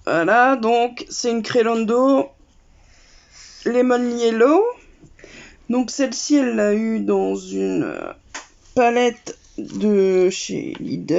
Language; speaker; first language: French; native; French